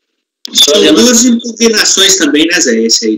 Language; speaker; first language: Portuguese; native; Portuguese